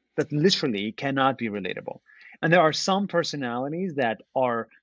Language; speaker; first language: English; non-native, fluent; Arabic